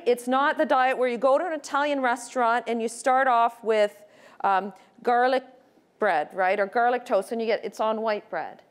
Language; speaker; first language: English; native; English